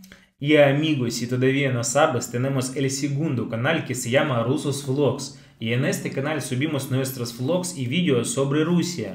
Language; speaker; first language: Spanish; non-native, learner; Russian